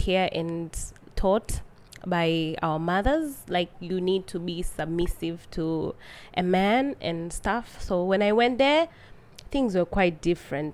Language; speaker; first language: English; non-native, local second language; Swahili